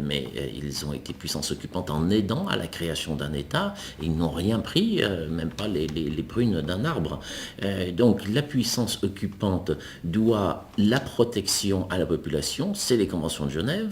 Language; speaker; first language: French; native; French